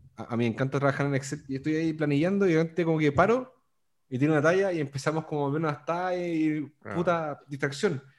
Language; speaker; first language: Spanish; native; Spanish